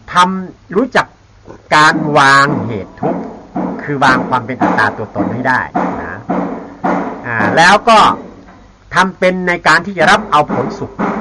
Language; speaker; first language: Thai; native; Thai